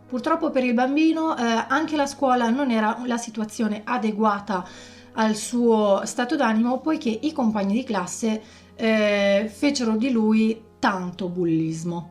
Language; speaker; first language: Italian; native; Italian